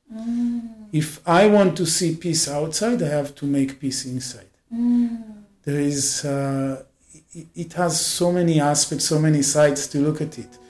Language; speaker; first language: English; non-native, fluent; Hebrew